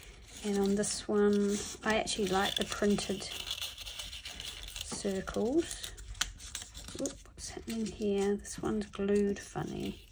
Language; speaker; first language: English; native; English